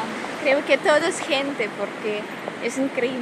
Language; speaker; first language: Spanish; non-native, learner; Russian